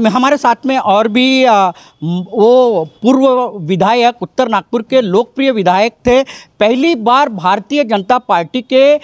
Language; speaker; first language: Hindi; non-native, local second language; Marathi